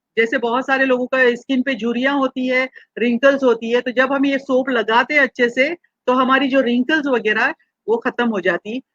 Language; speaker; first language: Hindi; non-native, local second language; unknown